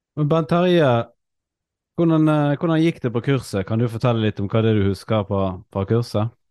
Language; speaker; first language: Norwegian; native; Norwegian